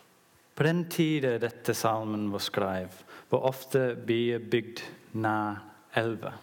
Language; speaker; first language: Norwegian; non-native, learner; English